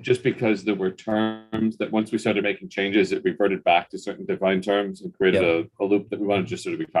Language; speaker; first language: English; native; English